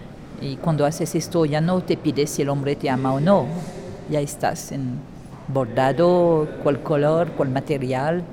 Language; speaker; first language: Spanish; non-native, fluent; French